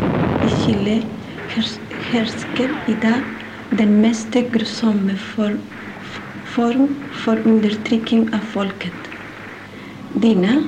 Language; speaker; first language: Norwegian; non-native, learner; Spanish